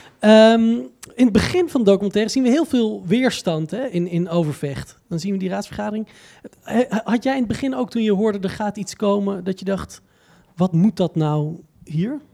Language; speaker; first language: Dutch; native; Dutch